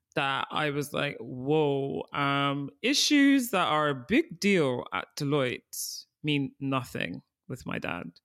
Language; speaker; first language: English; early bilingual, other home language; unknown